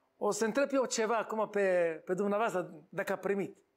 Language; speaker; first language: Romanian; non-native, learner; Hebrew